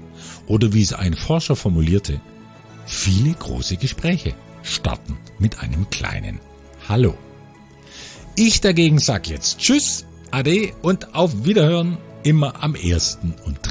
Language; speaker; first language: German; native; German